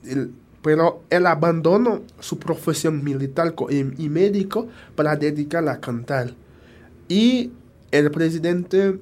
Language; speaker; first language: Spanish; non-native, fluent; Haitian Creole